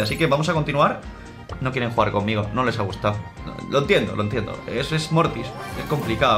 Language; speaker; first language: Spanish; native; Spanish